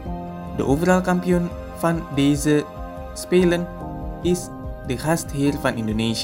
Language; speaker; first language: Dutch; non-native, fluent; Indonesian